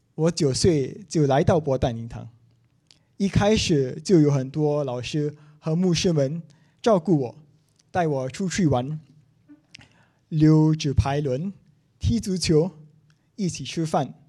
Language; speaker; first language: Chinese; non-native, local second language; English